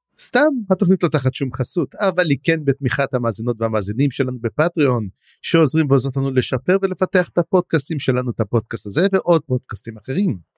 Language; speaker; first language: Hebrew; native; Hebrew